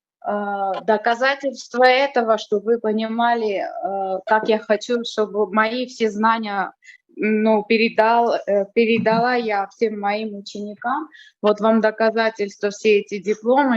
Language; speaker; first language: Russian; non-native, fluent; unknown